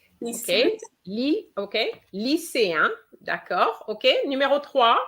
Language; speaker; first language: French; non-native, fluent; English